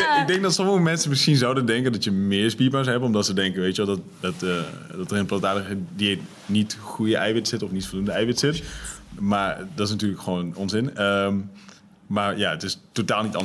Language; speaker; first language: Dutch; native; Dutch